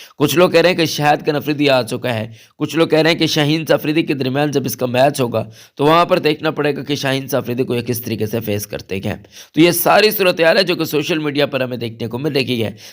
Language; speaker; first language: Urdu; native; Urdu